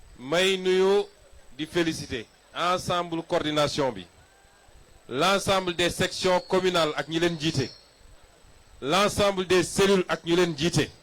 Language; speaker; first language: Wolof; non-native, local second language; Serer